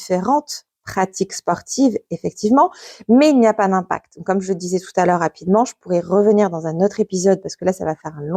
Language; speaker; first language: French; native; French